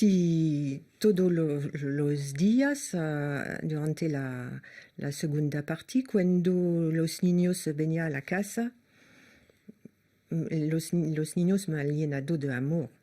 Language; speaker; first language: Spanish; non-native, fluent; French